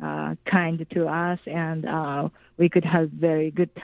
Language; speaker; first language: English; non-native, fluent; Japanese